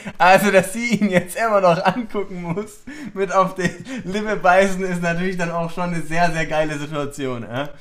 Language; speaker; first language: German; native; German